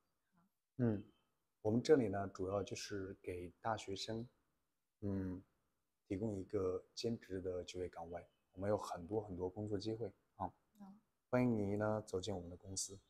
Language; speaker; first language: Chinese; native; Chinese